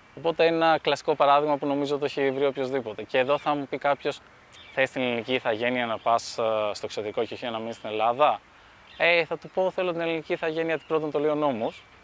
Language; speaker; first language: Greek; early bilingual, other home language; Albanian